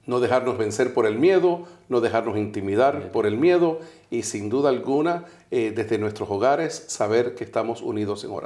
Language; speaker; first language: Spanish; native; Spanish